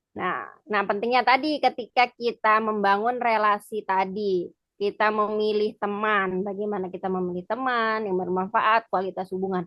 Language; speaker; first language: Indonesian; native; Indonesian